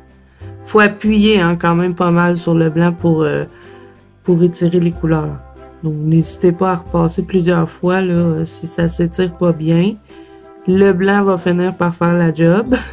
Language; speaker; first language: French; native; French